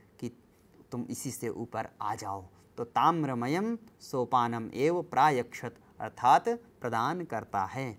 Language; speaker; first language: Hindi; native; Hindi